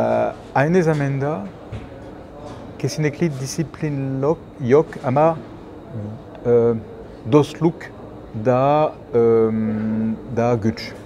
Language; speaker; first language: Turkish; non-native, learner; French